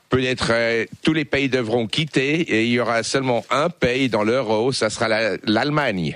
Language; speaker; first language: French; non-native, local second language; Swiss German